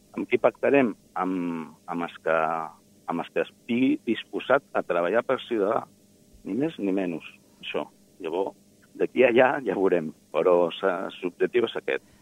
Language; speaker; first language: Catalan; non-native, local second language; Spanish